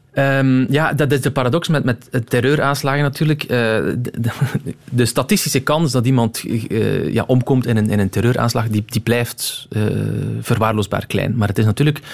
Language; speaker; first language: Dutch; native; Dutch